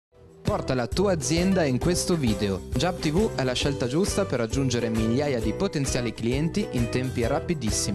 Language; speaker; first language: Italian; native; Italian